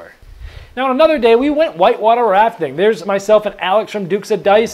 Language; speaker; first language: English; native; English